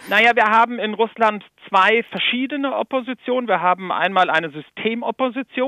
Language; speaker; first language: German; native; German